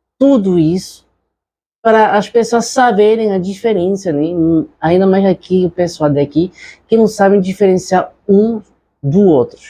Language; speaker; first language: Portuguese; non-native, fluent; Spanish